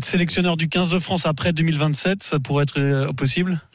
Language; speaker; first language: French; native; French